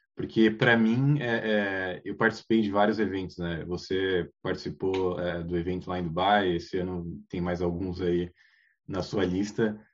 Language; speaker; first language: Portuguese; native; Portuguese